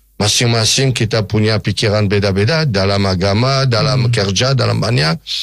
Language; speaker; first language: Indonesian; non-native, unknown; French